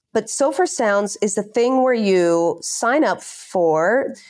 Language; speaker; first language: English; non-native, fluent; Dutch